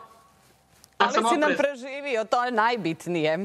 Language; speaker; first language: Serbian; native; Serbian